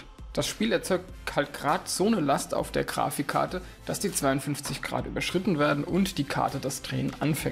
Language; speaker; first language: German; native; German